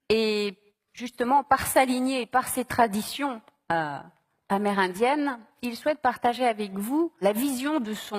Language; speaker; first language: French; native; French